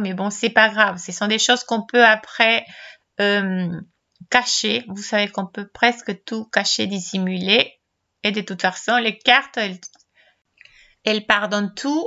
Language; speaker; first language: French; non-native, fluent; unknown